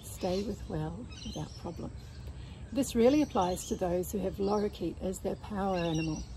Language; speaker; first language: English; native; English